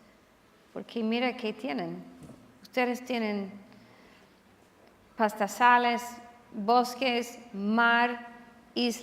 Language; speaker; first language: Spanish; non-native, fluent; English